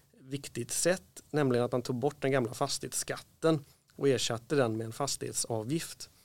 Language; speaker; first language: Swedish; native; Swedish